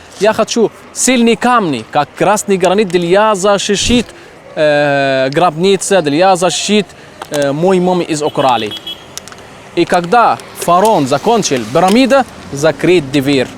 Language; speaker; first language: Russian; non-native, learner; Arabic